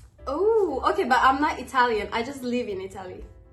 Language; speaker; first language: English; non-native, fluent; Persian